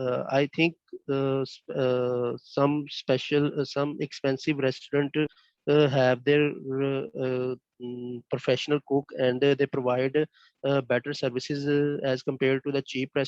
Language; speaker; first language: English; non-native, learner; Bangla